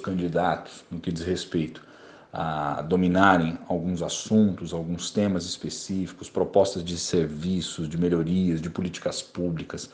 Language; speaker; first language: Portuguese; native; Portuguese